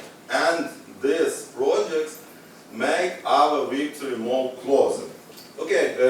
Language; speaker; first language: English; non-native, learner; Ukrainian